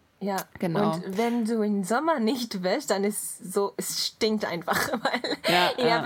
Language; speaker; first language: German; non-native, learner; Japanese